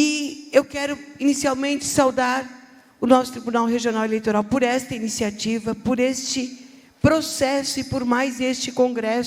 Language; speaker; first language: Portuguese; native; Portuguese